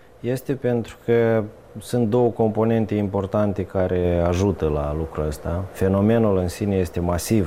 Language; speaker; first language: Romanian; native; Romanian